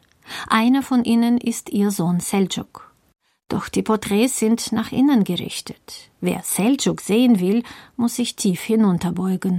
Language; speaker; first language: German; native; German